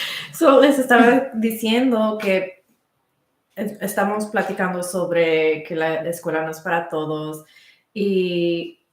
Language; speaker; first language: Spanish; early bilingual, heritage; Spanish